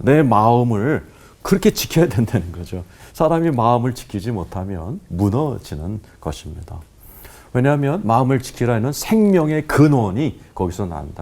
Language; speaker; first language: Korean; native; Korean